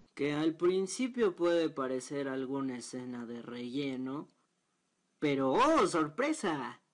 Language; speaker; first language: Spanish; native; Spanish